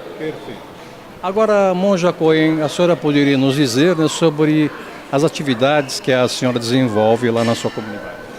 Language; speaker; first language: Portuguese; native; Portuguese